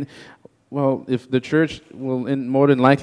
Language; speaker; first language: English; non-native, fluent; Haitian Creole